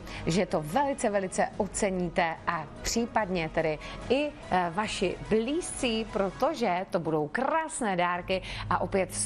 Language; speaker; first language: Czech; native; Czech